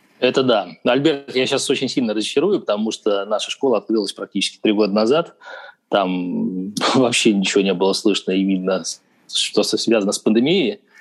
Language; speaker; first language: Russian; native; Russian